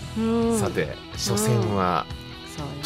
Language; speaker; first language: Japanese; native; Japanese